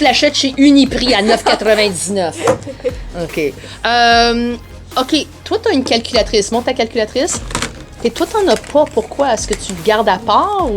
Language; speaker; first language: French; native; French